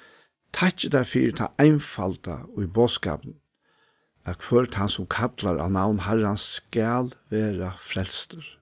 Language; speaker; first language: Danish; non-native, local second language; Faroese